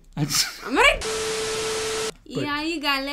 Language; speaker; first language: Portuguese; non-native, learner; English